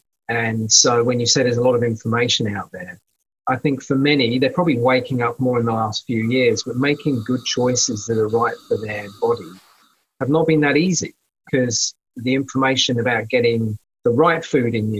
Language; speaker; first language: English; native; English